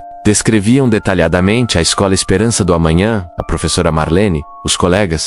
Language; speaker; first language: Portuguese; native; Portuguese